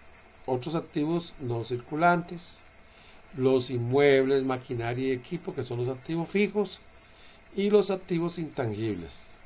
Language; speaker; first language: Spanish; native; Spanish